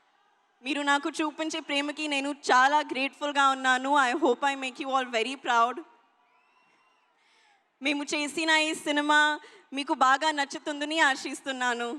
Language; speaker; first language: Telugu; non-native, learner; Hindi